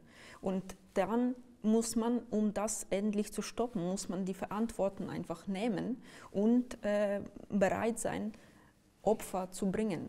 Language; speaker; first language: German; non-native, fluent; Ukrainian